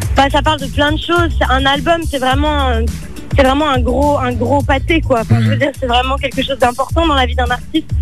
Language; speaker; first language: French; native; French